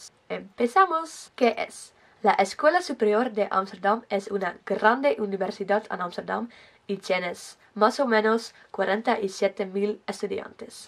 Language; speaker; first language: Spanish; non-native, learner; Dutch